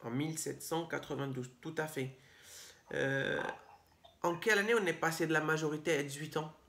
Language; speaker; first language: French; native; French